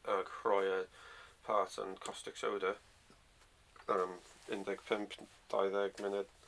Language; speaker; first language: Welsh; non-native, learner; English